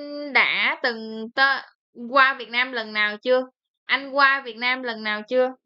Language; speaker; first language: Vietnamese; non-native, local second language; Khmer